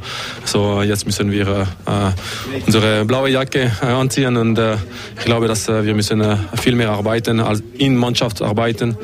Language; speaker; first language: German; non-native, fluent; French